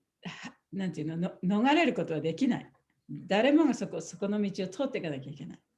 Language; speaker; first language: Japanese; native; Japanese